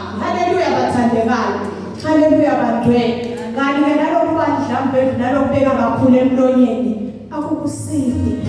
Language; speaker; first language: Zulu; non-native, local second language; Swati